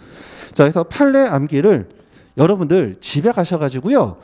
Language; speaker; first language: Korean; native; Korean